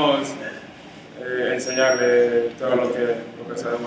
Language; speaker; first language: Spanish; non-native, fluent; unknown